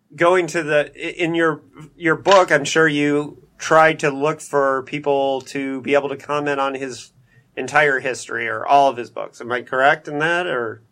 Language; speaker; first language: English; native; English